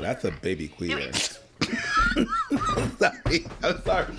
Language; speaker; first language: English; native; English